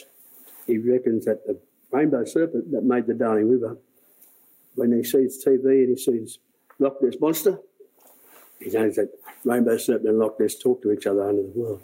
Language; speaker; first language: English; native; English